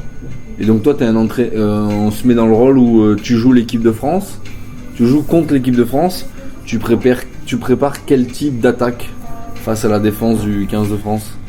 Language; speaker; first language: French; native; French